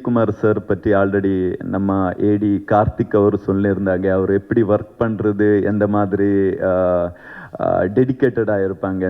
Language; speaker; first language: Tamil; non-native, learner; Kannada